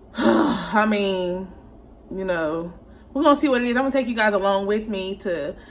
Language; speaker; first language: English; native; English